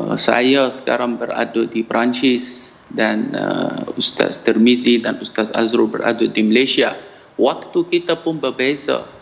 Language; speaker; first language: Malay; non-native, fluent; Arabic